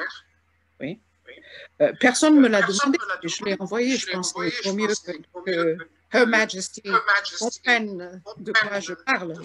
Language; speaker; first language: French; non-native, fluent; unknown